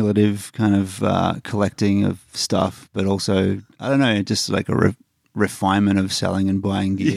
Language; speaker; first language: English; native; English